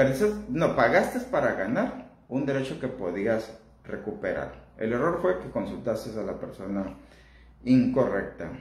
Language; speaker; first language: Spanish; native; Spanish